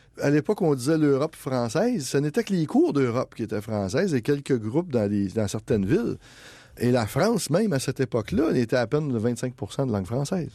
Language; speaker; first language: French; native; French